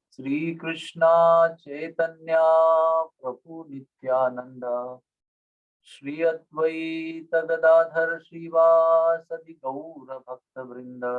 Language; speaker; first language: Hindi; non-native, local second language; Marathi